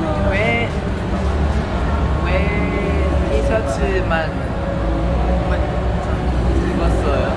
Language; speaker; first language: Korean; non-native, learner; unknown